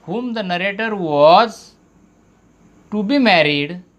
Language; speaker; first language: English; non-native, local second language; Marathi